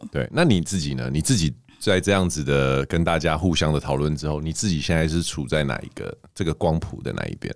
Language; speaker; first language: Chinese; native; Chinese